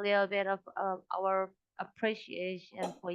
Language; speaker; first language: English; non-native, local second language; Indonesian